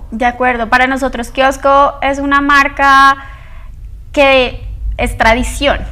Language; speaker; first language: Spanish; native; Spanish